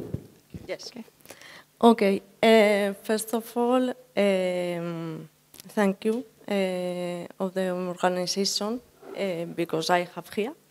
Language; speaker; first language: English; non-native, learner; Spanish